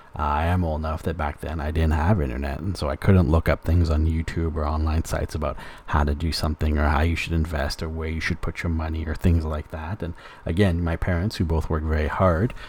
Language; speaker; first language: English; native; English